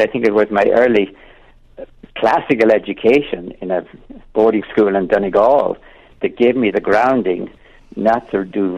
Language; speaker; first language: English; native; English